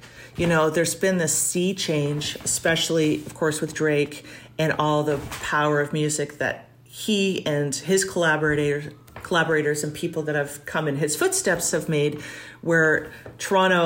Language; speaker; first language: English; native; English